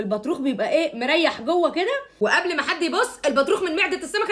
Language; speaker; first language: Arabic; native; Arabic